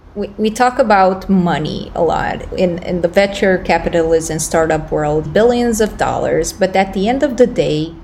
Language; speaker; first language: English; non-native, fluent; Romanian